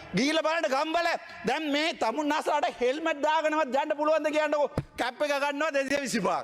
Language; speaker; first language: Sinhala; non-native, local second language; Tamil